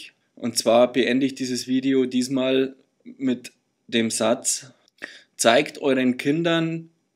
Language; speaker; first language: German; native; German